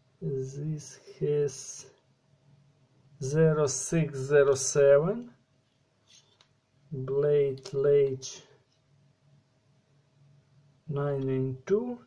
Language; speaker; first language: English; non-native, learner; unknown